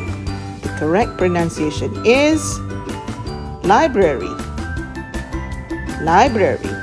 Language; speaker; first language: English; non-native, local second language; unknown